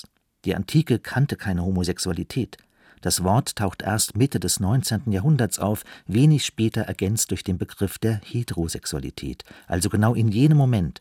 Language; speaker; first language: German; native; German